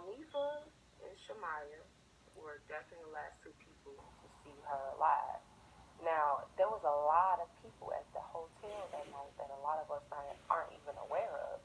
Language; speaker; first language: English; native; English